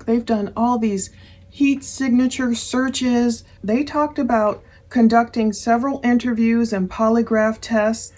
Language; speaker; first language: English; native; English